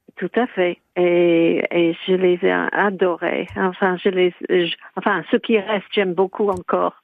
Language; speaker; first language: French; non-native, fluent; English